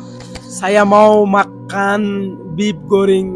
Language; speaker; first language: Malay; non-native, learner; Bangla